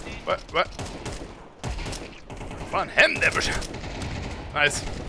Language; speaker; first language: Swedish; native; Swedish